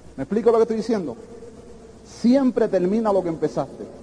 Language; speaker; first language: Spanish; early bilingual, heritage; Spanish